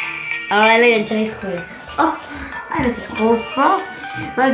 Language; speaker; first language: French; native; French